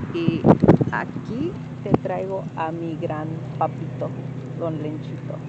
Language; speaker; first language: Spanish; early bilingual, other home language; English